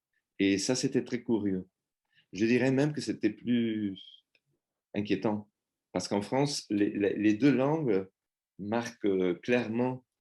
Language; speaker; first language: French; non-native, fluent; Spanish